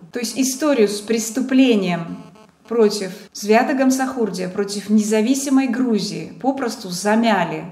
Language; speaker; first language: Russian; non-native, local second language; Georgian